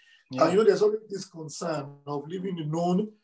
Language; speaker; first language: English; non-native, local second language; Yoruba